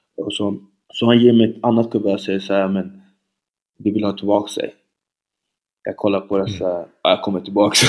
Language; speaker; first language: Swedish; early bilingual, other home language; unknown